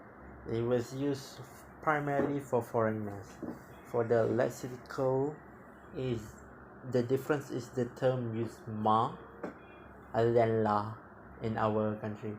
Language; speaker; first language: English; non-native, local second language; Malay